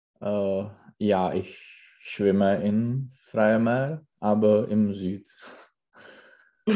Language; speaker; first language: German; non-native, learner; Czech